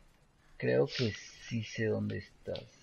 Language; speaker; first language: Spanish; non-native, fluent; Portuguese